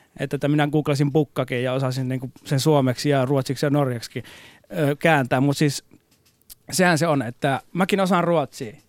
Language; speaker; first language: Finnish; native; Finnish